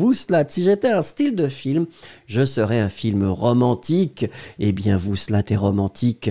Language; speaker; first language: French; native; French